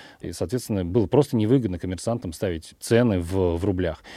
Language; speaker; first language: Russian; native; Russian